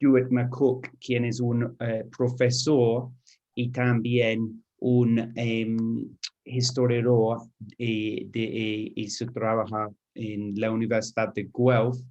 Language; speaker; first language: Spanish; non-native, fluent; English